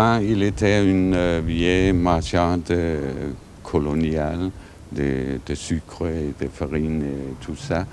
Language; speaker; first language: French; non-native, fluent; Danish